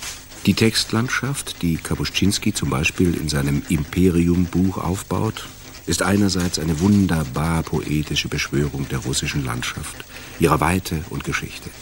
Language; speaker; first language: German; native; German